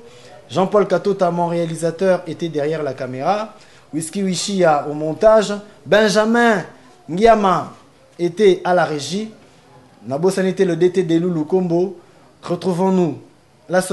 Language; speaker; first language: French; non-native, local second language; Lingala